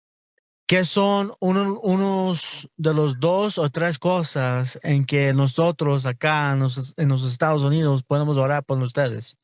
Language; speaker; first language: Spanish; non-native, learner; English